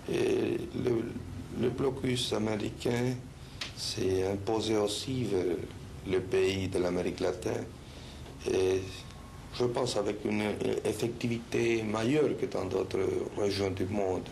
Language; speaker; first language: French; non-native, fluent; Spanish